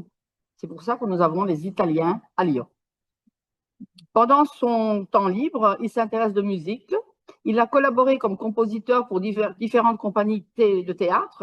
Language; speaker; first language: French; non-native, fluent; Italian